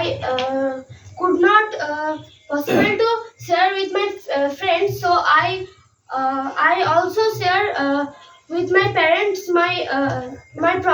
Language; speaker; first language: English; non-native, learner; Bangla